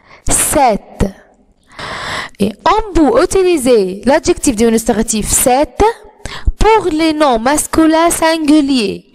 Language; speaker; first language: French; non-native, fluent; Arabic